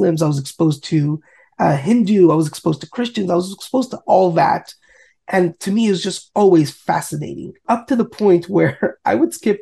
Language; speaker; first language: English; native; English